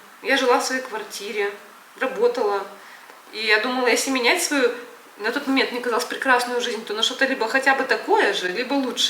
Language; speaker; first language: Russian; native; Russian